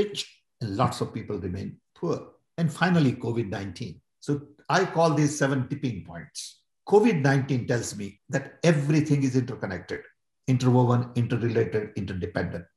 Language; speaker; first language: English; non-native, local second language; Gujarati